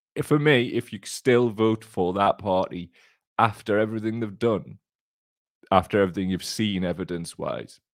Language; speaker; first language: English; native; English